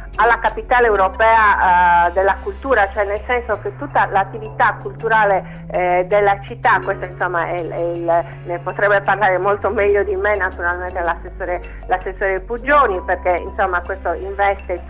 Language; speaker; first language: Italian; native; Italian